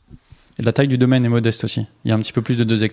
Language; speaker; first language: French; native; French